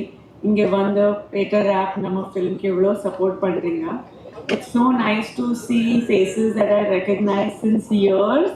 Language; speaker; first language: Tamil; non-native, fluent; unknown